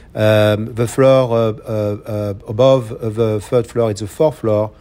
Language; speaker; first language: English; non-native, fluent; French